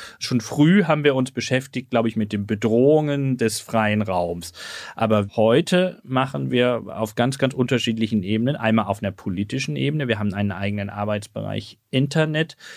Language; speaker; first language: German; native; German